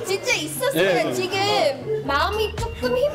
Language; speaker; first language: Korean; non-native, learner; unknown